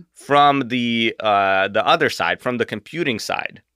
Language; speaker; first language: English; native; English